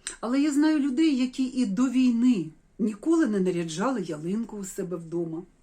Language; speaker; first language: Ukrainian; non-native, local second language; Russian